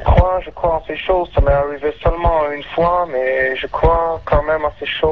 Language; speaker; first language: French; non-native, learner; English